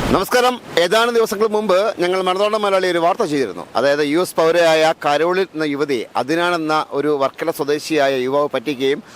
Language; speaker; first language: Malayalam; native; Malayalam